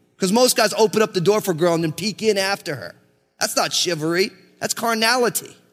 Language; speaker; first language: English; native; English